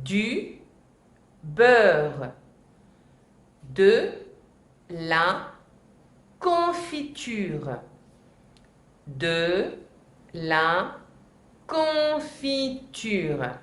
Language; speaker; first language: French; non-native, fluent; Spanish